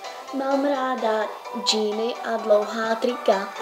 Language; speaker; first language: Czech; early bilingual, other home language; Russian